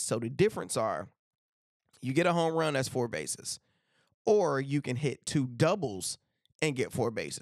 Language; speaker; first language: English; native; English